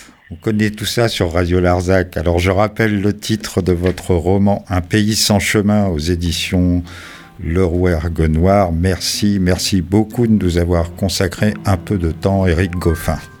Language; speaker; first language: French; native; French